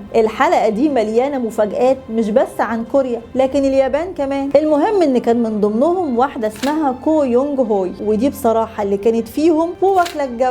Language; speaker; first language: Arabic; native; Arabic